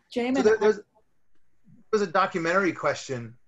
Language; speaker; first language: English; native; English